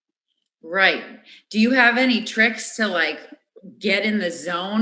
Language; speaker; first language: English; native; English